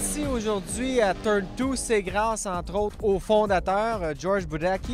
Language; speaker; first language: French; native; French